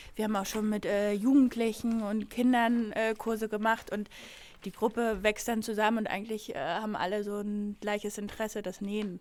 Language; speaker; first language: German; native; German